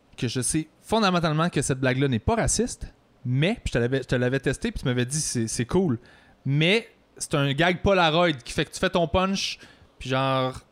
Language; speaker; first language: French; native; French